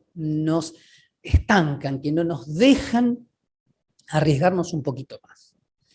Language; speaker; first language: Spanish; native; Spanish